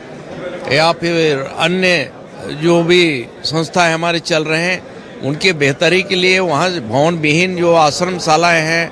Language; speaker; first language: Hindi; native; Hindi